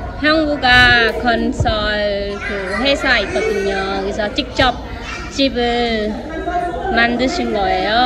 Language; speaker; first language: Korean; non-native, fluent; Khmer